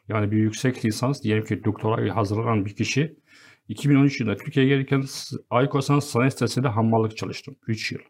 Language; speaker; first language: Turkish; non-native, fluent; Arabic